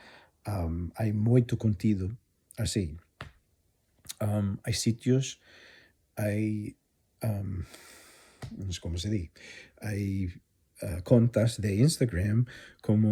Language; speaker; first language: Galician; non-native, fluent; English